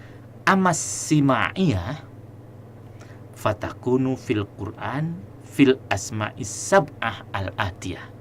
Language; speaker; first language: Arabic; non-native, fluent; Indonesian